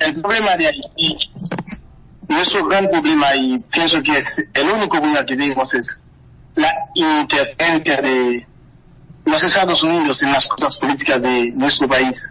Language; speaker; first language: Spanish; non-native, fluent; Haitian Creole